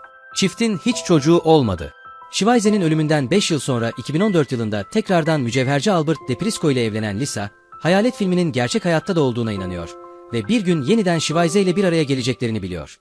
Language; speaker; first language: Turkish; native; Turkish